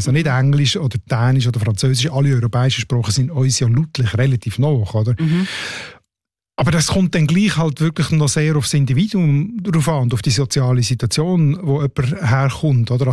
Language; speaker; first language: German; native; German